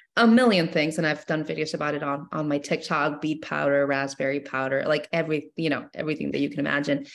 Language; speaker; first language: English; non-native, fluent; Spanish